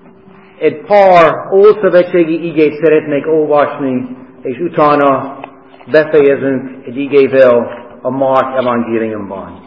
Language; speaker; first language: Hungarian; non-native, fluent; English